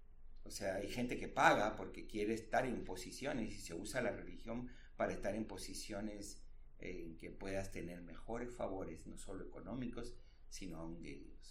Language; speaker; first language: Spanish; native; Spanish